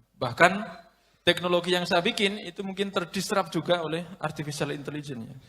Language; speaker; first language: Indonesian; non-native, local second language; Javanese